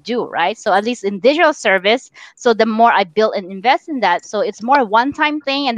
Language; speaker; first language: English; non-native, local second language; Min Nan Chinese